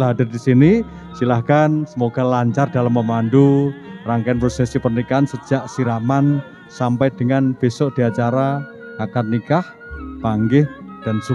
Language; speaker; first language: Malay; non-native, local second language; Javanese